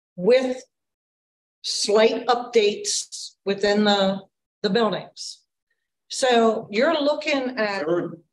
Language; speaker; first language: English; native; English